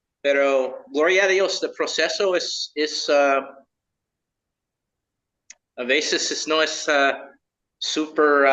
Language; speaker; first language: Spanish; non-native, learner; English